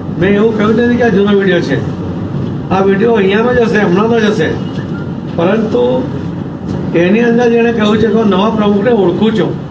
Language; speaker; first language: Gujarati; non-native, local second language; Marathi